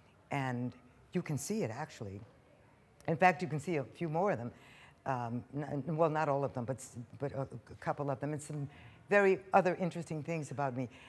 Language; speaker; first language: English; native; English